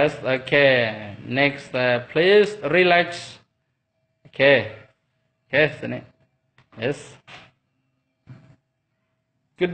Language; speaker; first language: English; non-native, learner; Thai